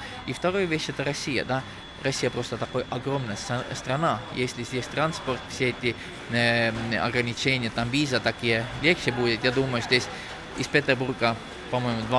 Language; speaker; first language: Russian; non-native, local second language; Estonian